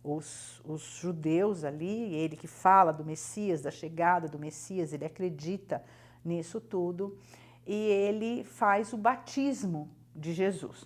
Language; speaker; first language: Portuguese; native; Portuguese